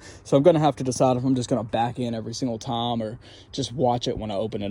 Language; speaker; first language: English; native; English